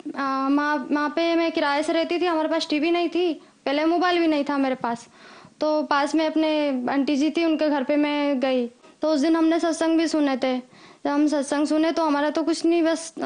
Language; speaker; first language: Hindi; native; Hindi